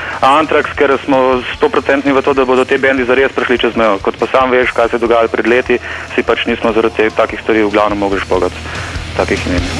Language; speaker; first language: Slovenian; native; Slovenian